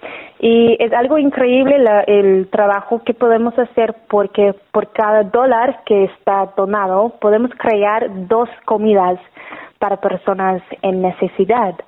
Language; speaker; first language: Spanish; non-native, fluent; English